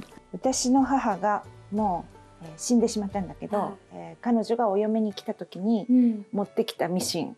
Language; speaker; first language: Japanese; native; Japanese